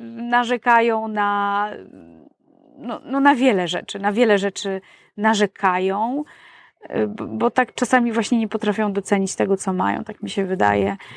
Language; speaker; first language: Polish; native; Polish